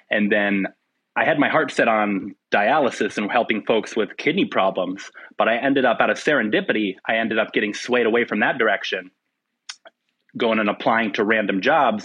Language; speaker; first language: English; native; English